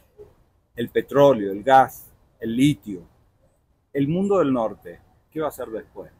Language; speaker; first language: Spanish; native; Spanish